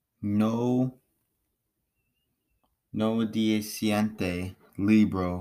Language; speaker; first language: Spanish; non-native, learner; English